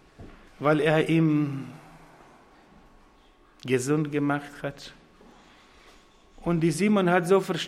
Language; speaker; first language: German; non-native, fluent; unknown